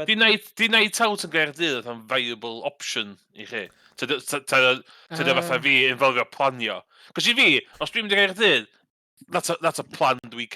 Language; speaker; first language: Welsh; native; Welsh